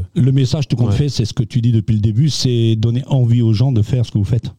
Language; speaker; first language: French; non-native, local second language; Swiss German